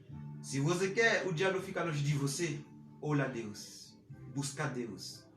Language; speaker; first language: Portuguese; non-native, learner; Haitian Creole